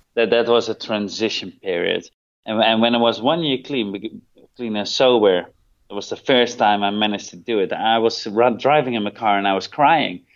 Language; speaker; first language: English; non-native, fluent; Dutch